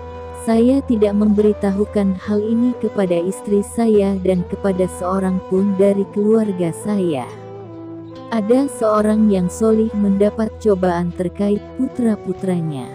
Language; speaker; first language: Indonesian; native; Indonesian